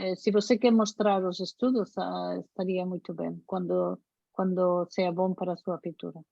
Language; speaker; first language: Portuguese; non-native, fluent; Spanish